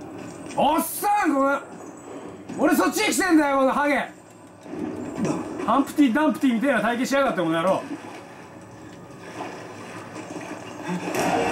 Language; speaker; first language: Japanese; native; Japanese